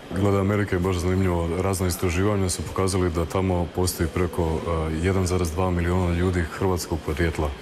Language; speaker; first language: Croatian; early bilingual, heritage; Croatian